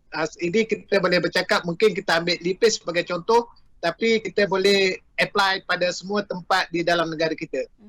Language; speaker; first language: Malay; native; Malay